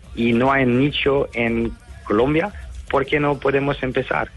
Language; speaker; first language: Spanish; non-native, learner; Dutch